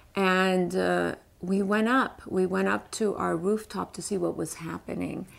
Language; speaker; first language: English; early bilingual, other home language; Persian